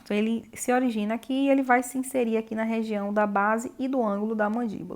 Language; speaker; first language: Portuguese; native; Portuguese